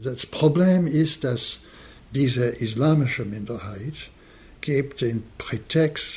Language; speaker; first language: German; non-native, fluent; English